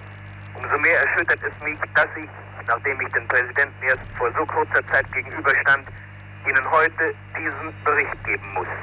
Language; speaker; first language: German; native; German